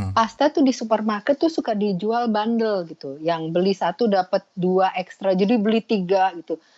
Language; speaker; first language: Indonesian; early bilingual, other home language; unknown